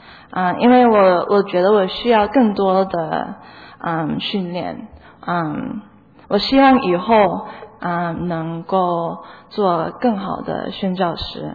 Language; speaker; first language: Chinese; early bilingual, heritage; Chinese